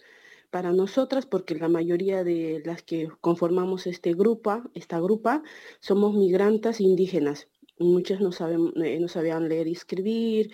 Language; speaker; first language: Spanish; native; Spanish